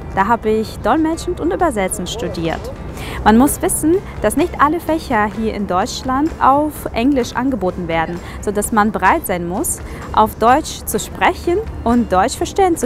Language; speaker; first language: German; non-native, fluent; Russian